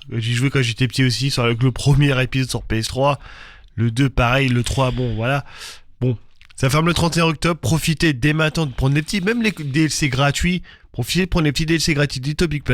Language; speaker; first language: French; native; French